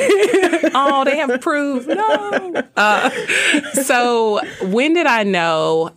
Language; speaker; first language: English; native; English